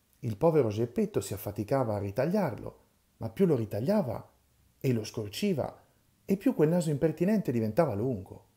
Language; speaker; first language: Italian; native; Italian